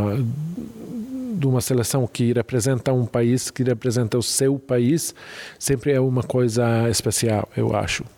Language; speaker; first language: Portuguese; non-native, fluent; Hungarian